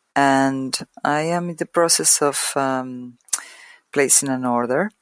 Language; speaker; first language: English; non-native, fluent; Spanish